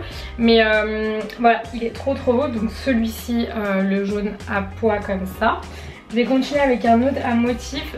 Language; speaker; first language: French; native; French